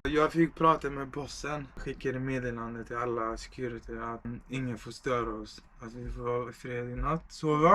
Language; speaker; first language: Swedish; early bilingual, other home language; Arabic